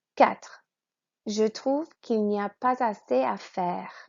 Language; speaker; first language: French; non-native, fluent; English